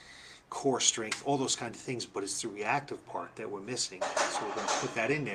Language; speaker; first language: English; native; English